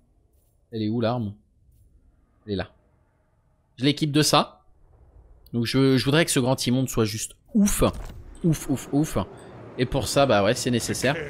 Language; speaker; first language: French; native; French